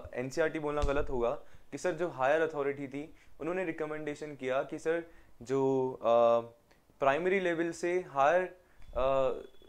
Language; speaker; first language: Hindi; native; Hindi